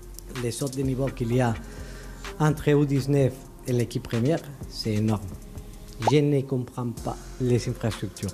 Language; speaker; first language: French; native; French